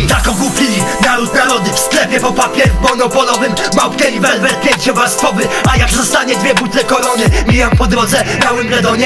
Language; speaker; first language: Polish; native; Polish